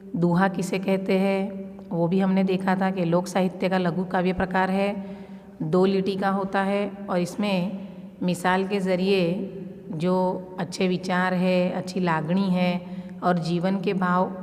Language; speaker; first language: Urdu; non-native, local second language; Gujarati